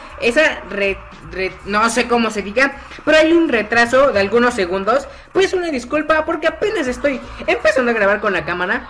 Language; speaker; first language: Spanish; native; Spanish